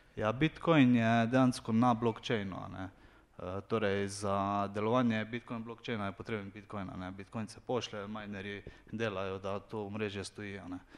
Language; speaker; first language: Slovenian; native; Slovenian